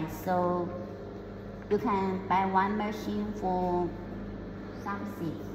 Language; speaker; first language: English; non-native, learner; Chinese